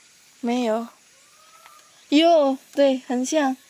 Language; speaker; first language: Chinese; non-native, learner; Indonesian